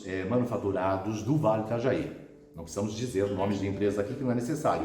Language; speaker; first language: Portuguese; native; Portuguese